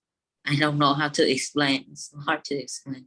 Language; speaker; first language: English; non-native, learner; Vietnamese